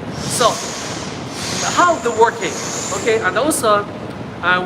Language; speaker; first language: English; non-native, learner; Chinese